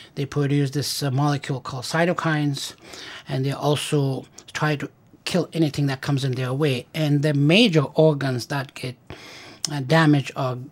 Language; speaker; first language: English; non-native, fluent; Pashto